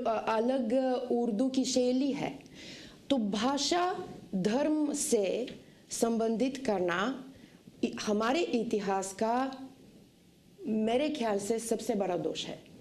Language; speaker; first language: Hindi; non-native, fluent; Bulgarian